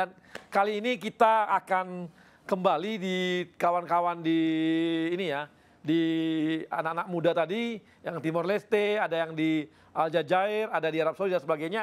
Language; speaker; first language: Indonesian; native; Indonesian